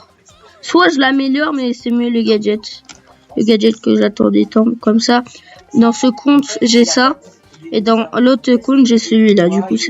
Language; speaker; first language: French; native; French